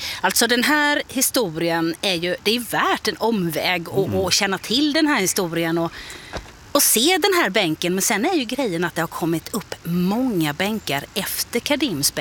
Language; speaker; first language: Swedish; native; Swedish